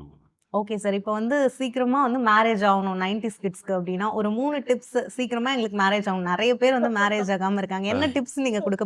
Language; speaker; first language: Tamil; native; Tamil